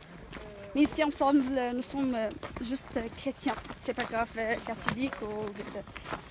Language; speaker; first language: French; non-native, learner; Arabic